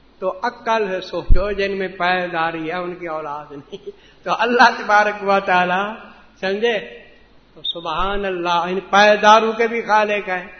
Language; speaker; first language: Urdu; non-native, local second language; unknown